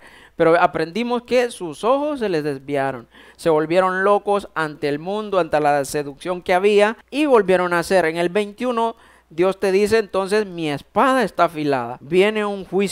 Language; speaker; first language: Spanish; native; Spanish